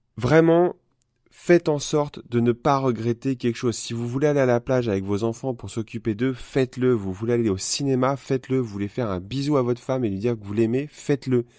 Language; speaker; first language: French; native; French